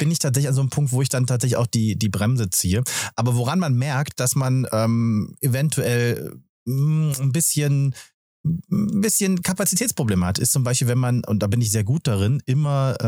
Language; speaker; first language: German; native; German